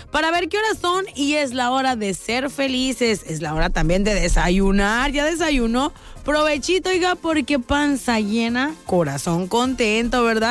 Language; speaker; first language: Spanish; native; Spanish